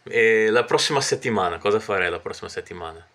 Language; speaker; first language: Italian; non-native, fluent; Portuguese